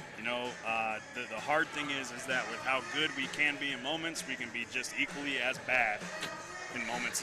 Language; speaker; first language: English; native; English